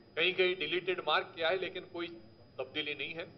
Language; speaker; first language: Hindi; non-native, local second language; Telugu